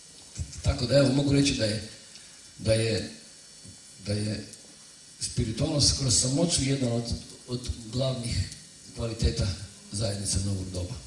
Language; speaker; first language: Croatian; native; Croatian